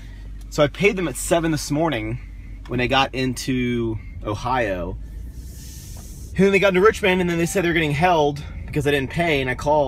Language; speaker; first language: English; native; English